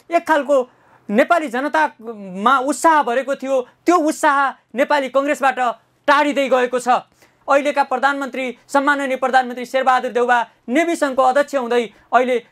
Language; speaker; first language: Nepali; native; Nepali